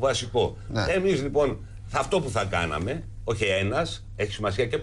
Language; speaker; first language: Greek; native; Greek